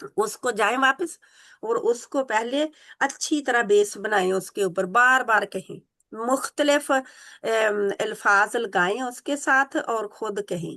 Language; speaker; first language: Urdu; native; Urdu